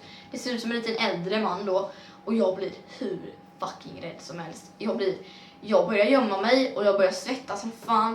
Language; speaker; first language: Swedish; native; Swedish